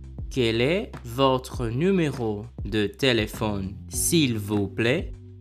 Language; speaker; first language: French; non-native, fluent; Portuguese